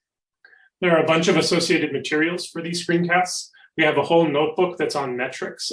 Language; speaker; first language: English; native; English